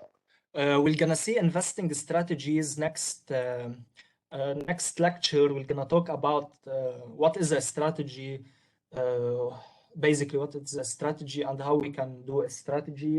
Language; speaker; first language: English; non-native, local second language; Arabic